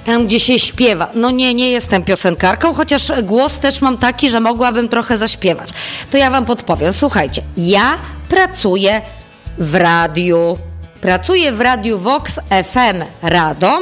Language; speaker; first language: Polish; native; Polish